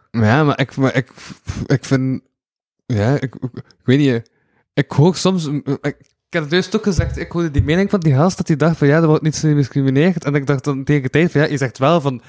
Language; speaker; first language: Dutch; native; Dutch